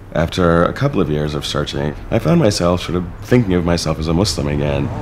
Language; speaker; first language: English; native; English